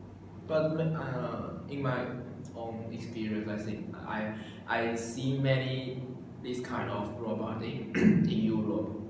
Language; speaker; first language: English; non-native, learner; Chinese